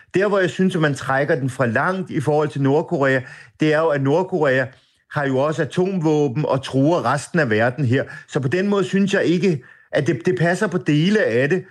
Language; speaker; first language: Danish; native; Danish